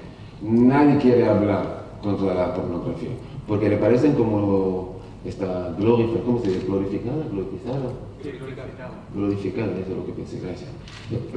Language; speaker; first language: Spanish; non-native, learner; Hebrew